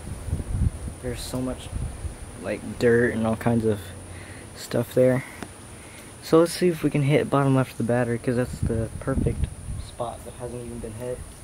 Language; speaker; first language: English; native; English